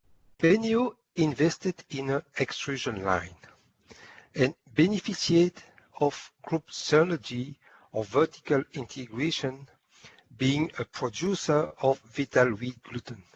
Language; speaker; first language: English; non-native, fluent; French